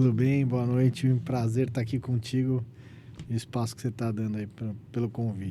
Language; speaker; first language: Portuguese; native; Portuguese